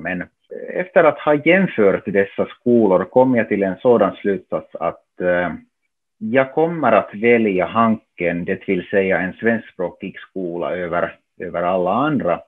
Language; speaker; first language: Swedish; non-native, local second language; Finnish